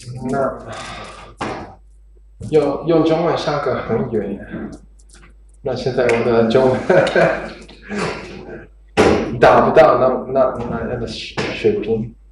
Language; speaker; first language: Chinese; non-native, learner; Japanese